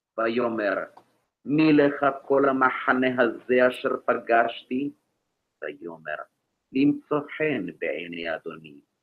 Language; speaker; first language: Hebrew; non-native, learner; English